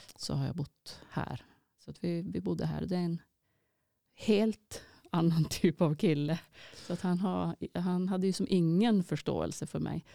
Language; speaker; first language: Swedish; native; Swedish